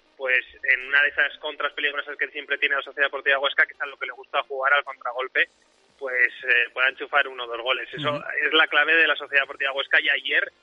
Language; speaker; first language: Spanish; native; Spanish